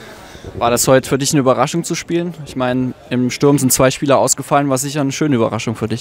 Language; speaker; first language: German; native; German